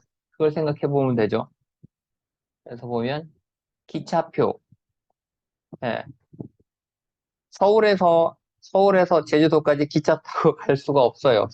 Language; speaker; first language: Korean; native; Korean